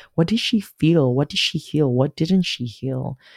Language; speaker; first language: English; non-native, local second language; Igbo